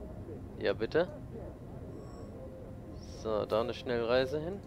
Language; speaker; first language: German; native; German